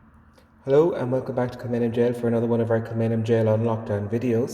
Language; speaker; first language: English; native; English